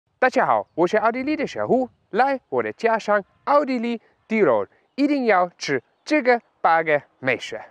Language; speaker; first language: Chinese; non-native, learner; German